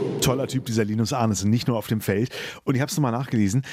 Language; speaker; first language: German; native; German